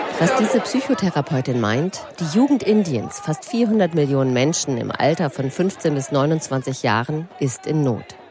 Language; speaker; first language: German; native; German